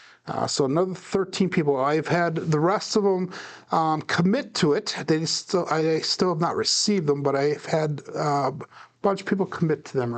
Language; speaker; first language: English; native; English